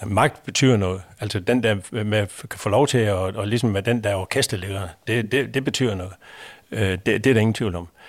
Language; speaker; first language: Danish; native; Danish